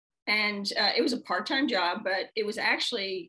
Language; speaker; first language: English; native; English